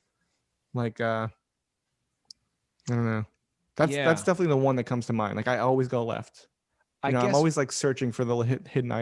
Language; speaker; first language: English; native; English